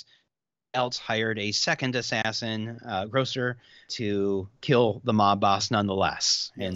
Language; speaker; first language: English; native; English